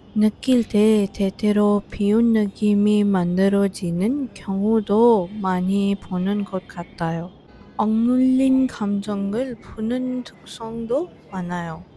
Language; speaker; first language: Korean; non-native, fluent; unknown